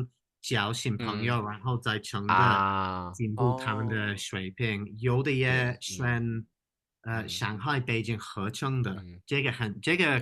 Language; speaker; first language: Chinese; non-native, fluent; English